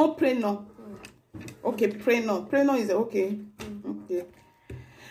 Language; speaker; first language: French; non-native, learner; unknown